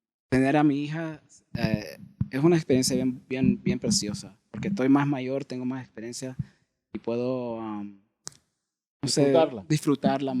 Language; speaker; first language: Spanish; early bilingual, heritage; Spanish